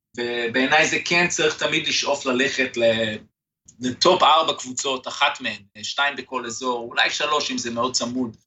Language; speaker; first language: Hebrew; native; Hebrew